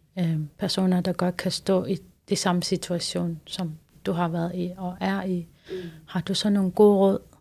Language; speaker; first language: Danish; non-native, local second language; Kalaallisut